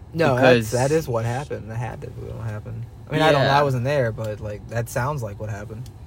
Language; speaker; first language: English; native; English